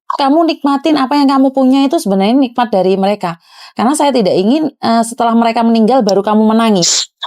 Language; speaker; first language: Indonesian; non-native, local second language; Javanese